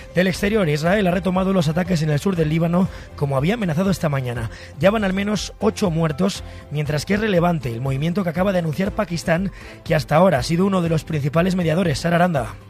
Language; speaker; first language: Spanish; native; Spanish